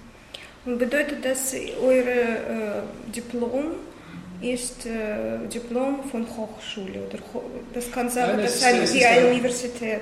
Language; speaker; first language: German; non-native, learner; Russian